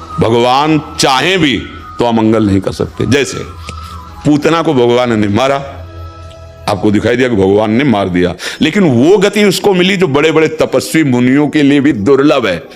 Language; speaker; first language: Hindi; native; Hindi